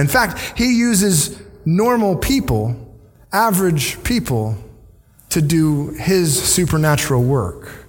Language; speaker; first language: English; native; English